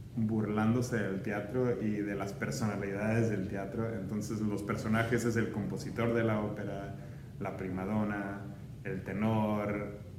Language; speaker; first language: Spanish; native; Spanish